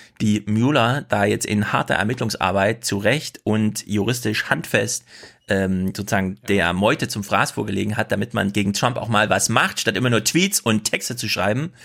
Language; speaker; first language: German; native; German